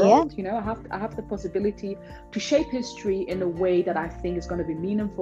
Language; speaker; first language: English; non-native, fluent; German